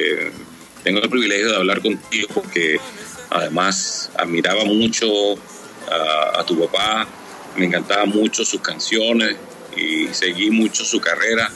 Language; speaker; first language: Spanish; native; Spanish